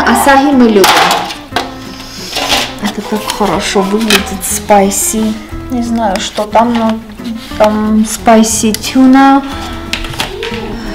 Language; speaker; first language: Russian; non-native, fluent; Armenian